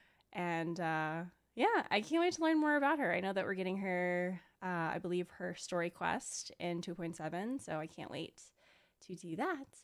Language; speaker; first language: English; native; English